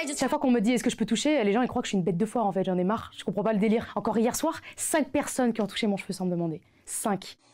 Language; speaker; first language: French; native; French